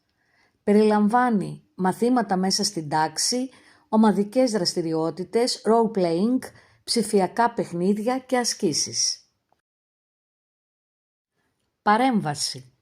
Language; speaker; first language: Greek; native; Greek